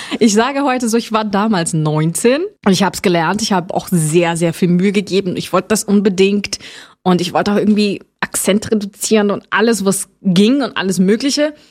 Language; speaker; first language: German; non-native, fluent; Portuguese